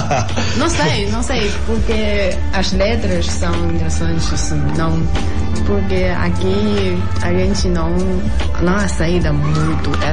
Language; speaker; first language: Portuguese; non-native, fluent; Chinese